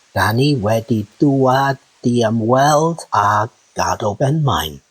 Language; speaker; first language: Welsh; non-native, learner; English